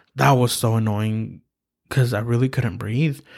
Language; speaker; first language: English; early bilingual, other home language; Spanish